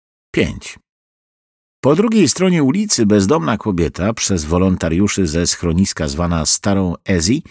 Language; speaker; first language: Polish; native; Polish